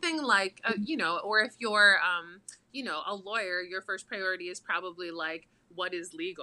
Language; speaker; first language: English; native; English